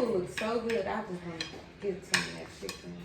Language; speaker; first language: English; native; English